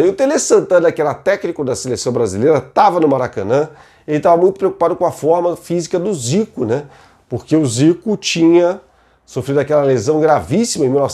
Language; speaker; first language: Portuguese; native; Portuguese